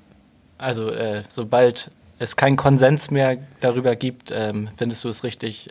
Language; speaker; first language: German; native; German